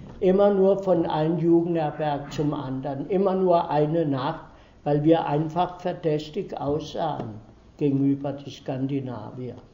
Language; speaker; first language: German; early bilingual, heritage; German